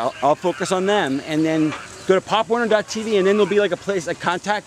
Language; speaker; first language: English; native; English